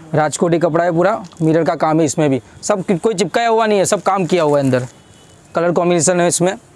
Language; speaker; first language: Hindi; non-native, local second language; Gujarati